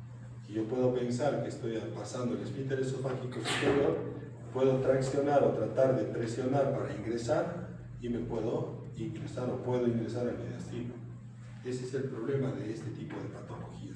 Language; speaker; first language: Spanish; native; Spanish